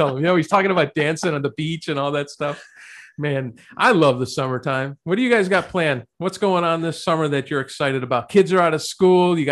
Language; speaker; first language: English; native; English